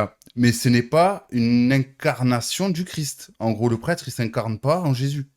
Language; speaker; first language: French; native; French